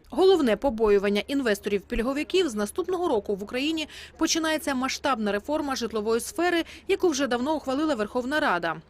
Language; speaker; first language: Ukrainian; native; Ukrainian